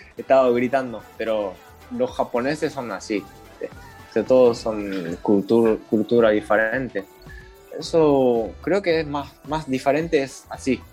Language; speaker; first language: Spanish; non-native, learner; Japanese